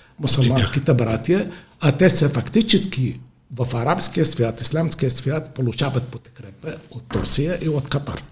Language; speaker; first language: Bulgarian; non-native, fluent; Arabic